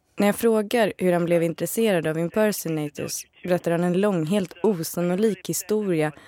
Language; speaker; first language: Swedish; native; Swedish